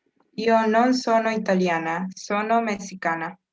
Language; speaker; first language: Italian; non-native, learner; Spanish